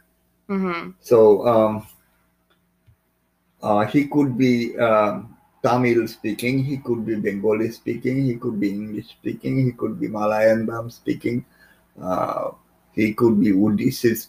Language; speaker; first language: English; non-native, local second language; Bangla